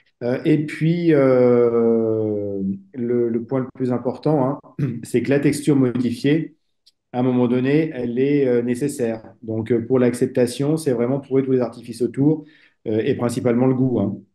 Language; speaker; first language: French; native; French